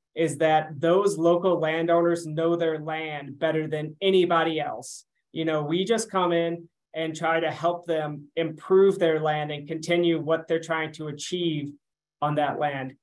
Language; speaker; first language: English; native; English